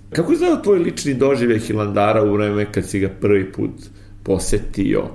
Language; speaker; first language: Serbian; native; Serbian